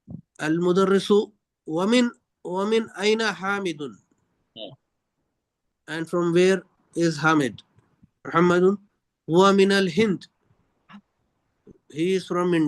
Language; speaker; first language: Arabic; non-native, learner; Urdu